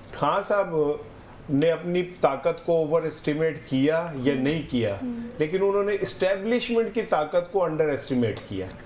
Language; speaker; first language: Urdu; non-native, local second language; Punjabi